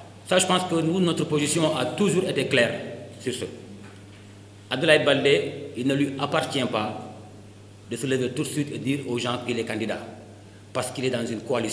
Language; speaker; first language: French; non-native, local second language; Wolof